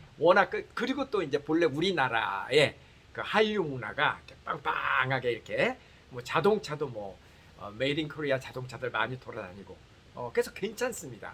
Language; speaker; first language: Korean; native; Korean